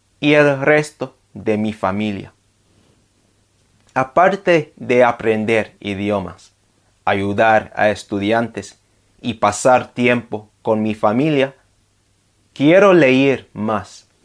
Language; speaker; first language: Spanish; non-native, fluent; English